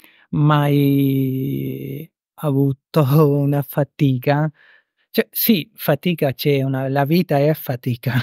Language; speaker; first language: Italian; non-native, learner; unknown